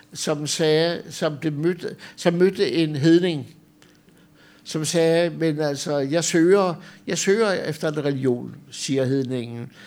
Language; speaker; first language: Danish; native; Danish